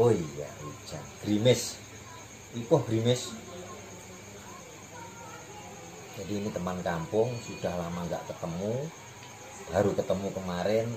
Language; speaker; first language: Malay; non-native, local second language; Javanese